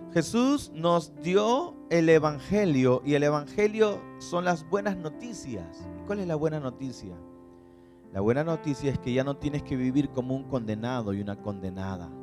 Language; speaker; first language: Spanish; native; Spanish